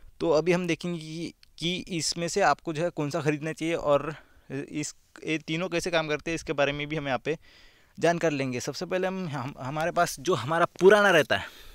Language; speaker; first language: Hindi; non-native, local second language; Marathi